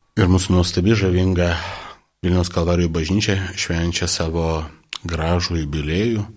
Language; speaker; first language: Lithuanian; non-native, local second language; Polish